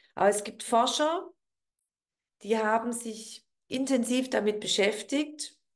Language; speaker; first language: German; native; German